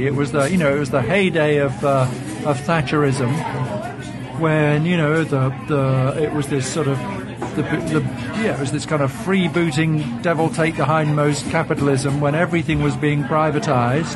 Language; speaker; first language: English; native; English